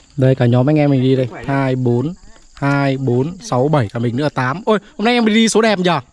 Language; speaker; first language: Vietnamese; native; Vietnamese